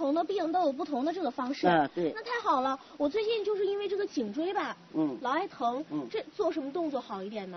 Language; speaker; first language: Chinese; native; Chinese